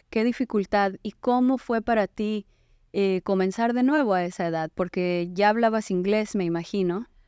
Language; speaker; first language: Spanish; native; Spanish